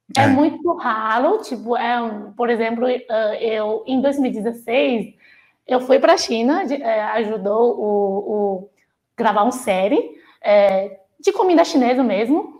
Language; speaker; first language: Portuguese; non-native, fluent; Chinese